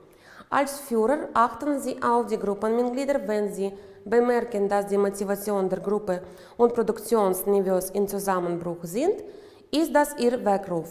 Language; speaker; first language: German; non-native, fluent; Uzbek